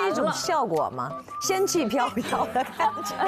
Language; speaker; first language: Chinese; native; Chinese